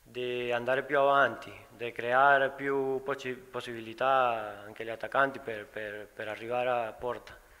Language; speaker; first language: Italian; non-native, learner; Spanish